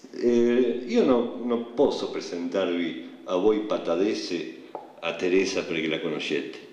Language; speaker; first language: Italian; non-native, fluent; Spanish